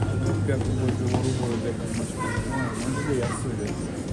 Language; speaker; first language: Japanese; non-native, learner; Russian